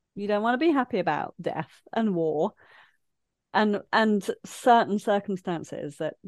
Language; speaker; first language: English; native; English